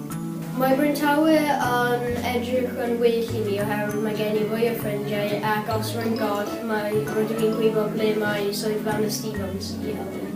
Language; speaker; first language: Welsh; non-native, local second language; English